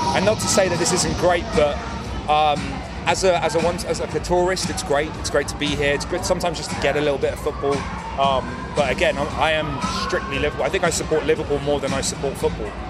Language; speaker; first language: English; native; English